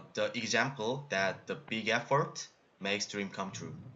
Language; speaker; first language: English; non-native, learner; Korean